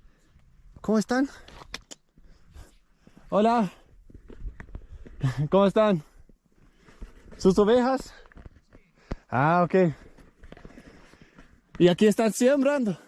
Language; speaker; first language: Spanish; non-native, learner; English